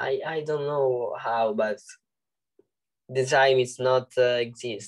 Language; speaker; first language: English; non-native, learner; Italian